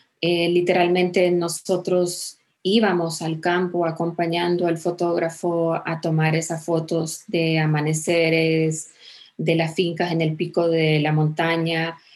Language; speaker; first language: Spanish; early bilingual, heritage; Spanish